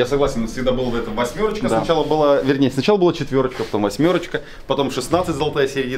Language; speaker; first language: Russian; native; Russian